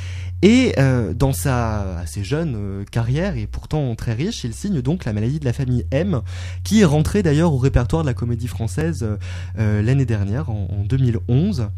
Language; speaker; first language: French; native; French